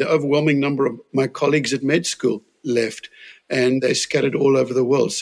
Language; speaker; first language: English; native; English